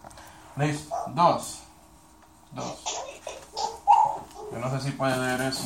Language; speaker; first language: Spanish; non-native, fluent; English